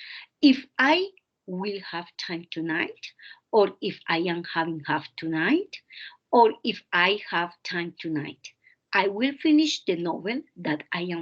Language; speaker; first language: English; non-native, fluent; Spanish